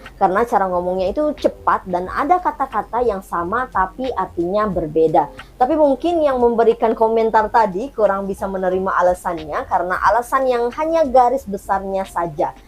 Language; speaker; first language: Indonesian; native; Indonesian